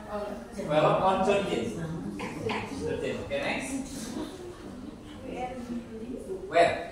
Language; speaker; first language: English; non-native, fluent; Indonesian